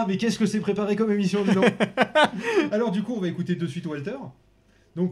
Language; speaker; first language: French; native; French